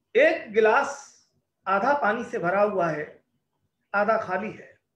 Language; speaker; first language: Hindi; native; Hindi